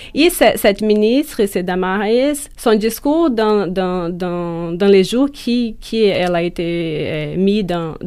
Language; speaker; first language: French; non-native, fluent; Portuguese